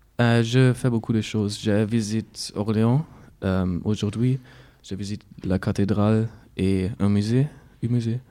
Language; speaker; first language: French; non-native, learner; German